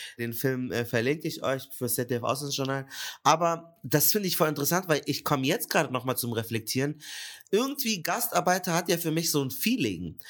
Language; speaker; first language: German; native; German